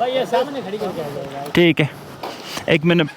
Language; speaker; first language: Hindi; non-native, fluent; English